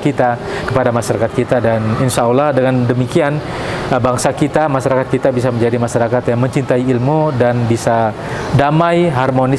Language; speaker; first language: Indonesian; native; Indonesian